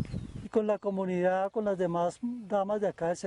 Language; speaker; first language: Spanish; native; Spanish